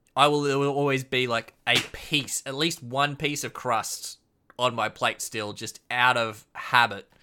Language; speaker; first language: English; native; English